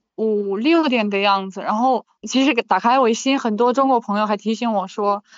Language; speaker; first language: Chinese; non-native, fluent; Ukrainian